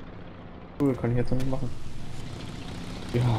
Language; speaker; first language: German; native; German